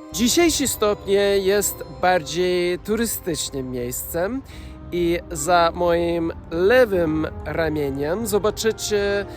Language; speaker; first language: Polish; non-native, learner; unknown